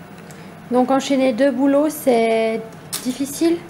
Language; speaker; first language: French; native; French